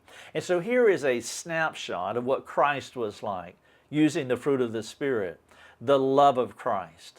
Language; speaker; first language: English; native; English